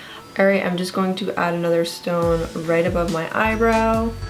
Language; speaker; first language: English; native; English